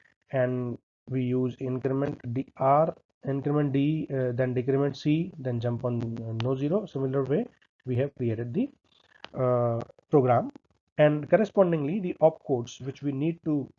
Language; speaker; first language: English; non-native, local second language; Hindi